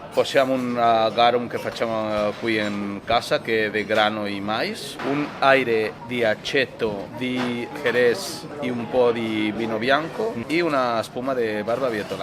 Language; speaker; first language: Italian; non-native, learner; Spanish